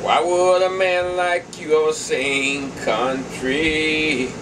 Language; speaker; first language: English; native; English